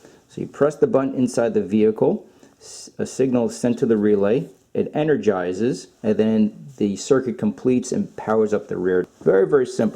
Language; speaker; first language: English; native; English